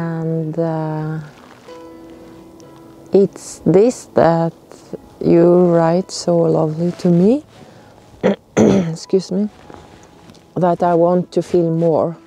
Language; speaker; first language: English; non-native, learner; Norwegian